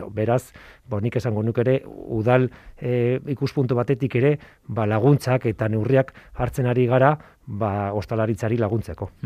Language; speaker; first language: Basque; non-native, local second language; Spanish